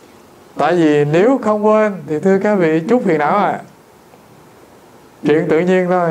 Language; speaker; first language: Vietnamese; native; Vietnamese